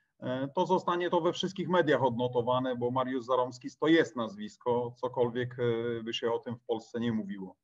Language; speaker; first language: Polish; native; Polish